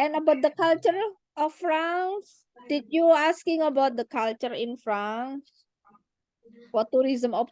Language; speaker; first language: English; non-native, learner; Indonesian